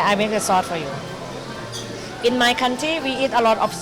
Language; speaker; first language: English; non-native, learner; Thai